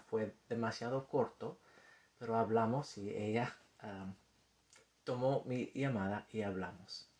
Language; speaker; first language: Spanish; non-native, fluent; English